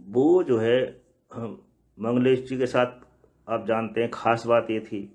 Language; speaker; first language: Hindi; native; Hindi